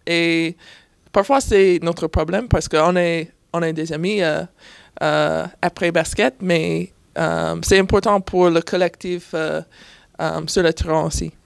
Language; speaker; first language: French; non-native, learner; English